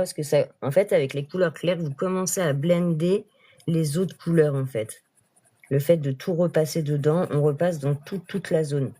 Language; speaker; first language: French; native; French